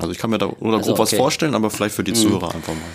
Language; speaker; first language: German; native; German